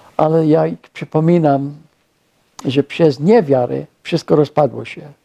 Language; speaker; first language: Polish; non-native, fluent; English